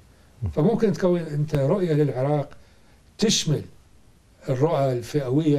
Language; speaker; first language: Arabic; native; Arabic